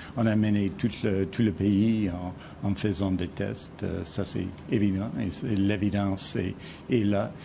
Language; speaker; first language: French; non-native, fluent; English